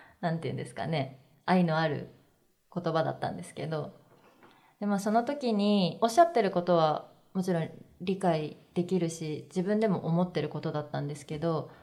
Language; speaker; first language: Japanese; native; Japanese